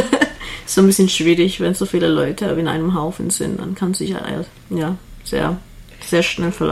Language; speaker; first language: German; non-native, fluent; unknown